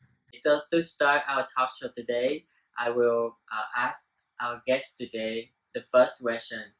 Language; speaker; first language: English; non-native, learner; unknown